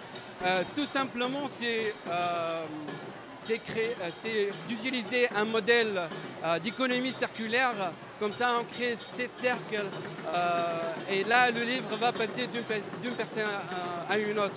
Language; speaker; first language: French; non-native, local second language; Arabic